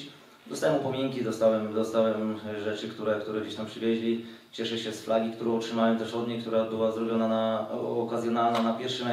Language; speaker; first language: Polish; native; Polish